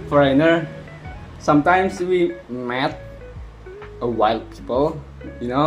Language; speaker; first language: English; non-native, learner; Javanese